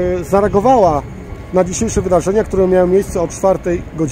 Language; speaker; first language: Polish; native; Polish